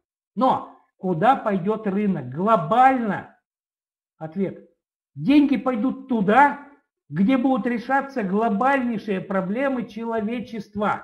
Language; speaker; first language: Russian; native; Russian